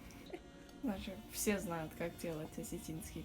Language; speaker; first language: Russian; early bilingual, heritage; Russian